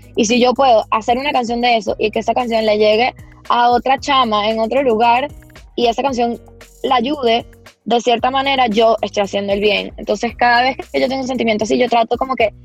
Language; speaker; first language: Spanish; native; Spanish